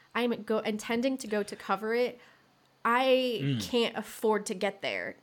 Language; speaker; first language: English; native; English